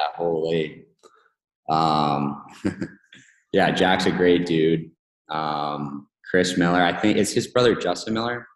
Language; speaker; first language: English; native; English